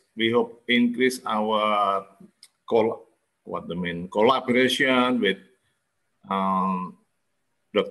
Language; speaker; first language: English; non-native, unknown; Indonesian